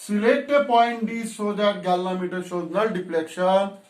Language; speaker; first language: Hindi; non-native, local second language; Marathi